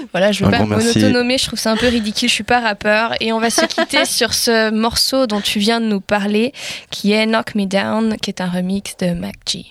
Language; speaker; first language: French; native; French